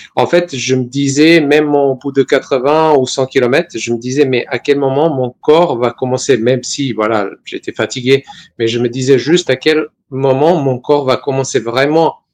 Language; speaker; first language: French; non-native, fluent; Serbian